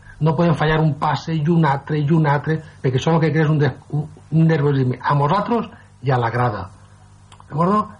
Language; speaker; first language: Catalan; non-native, local second language; Spanish